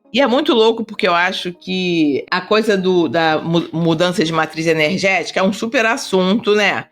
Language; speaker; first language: Portuguese; native; Portuguese